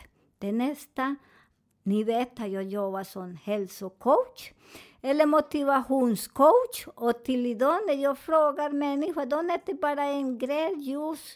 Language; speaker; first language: Swedish; non-native, learner; Spanish